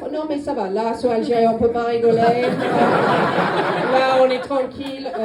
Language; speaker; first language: French; non-native, fluent; English